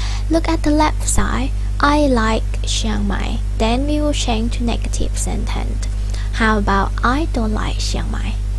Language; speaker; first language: English; non-native, fluent; Thai